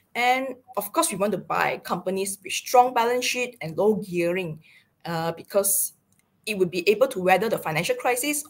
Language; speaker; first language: English; non-native, local second language; Chinese